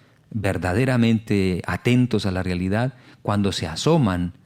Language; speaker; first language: Spanish; native; Spanish